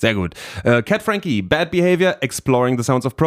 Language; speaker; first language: German; native; German